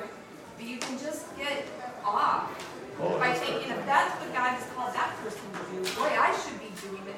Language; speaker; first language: English; native; English